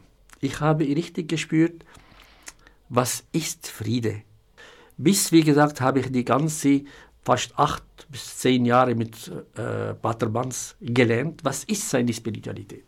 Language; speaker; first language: German; non-native, fluent; Arabic